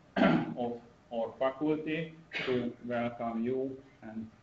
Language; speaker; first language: English; non-native, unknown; Hungarian